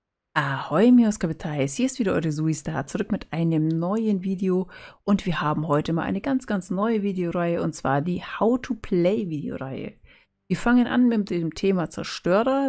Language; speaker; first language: German; native; German